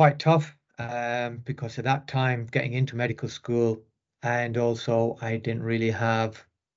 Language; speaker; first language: English; native; English